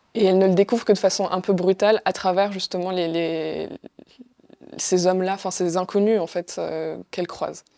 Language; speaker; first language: French; non-native, local second language; Arabic